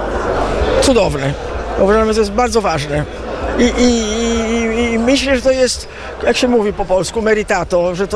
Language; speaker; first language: Polish; early bilingual, heritage; Italian